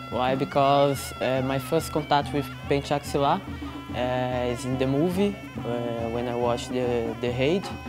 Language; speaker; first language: English; non-native, learner; Portuguese